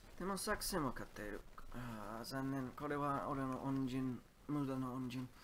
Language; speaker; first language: Japanese; non-native, learner; English